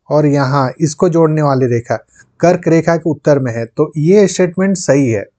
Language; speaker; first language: Hindi; non-native, local second language; Santali